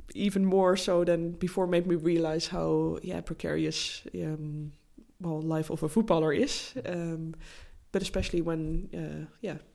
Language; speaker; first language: English; non-native, fluent; Dutch